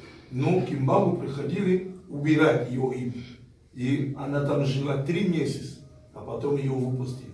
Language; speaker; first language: Russian; non-native, fluent; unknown